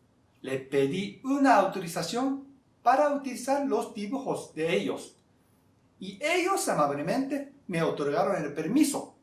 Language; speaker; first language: Spanish; non-native, fluent; Japanese